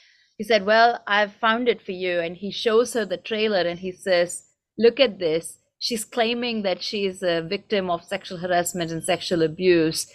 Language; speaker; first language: English; non-native, local second language; Tamil